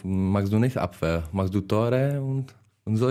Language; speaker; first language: German; non-native, learner; Czech